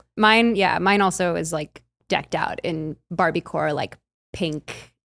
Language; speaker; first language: English; early bilingual, other home language; Filipino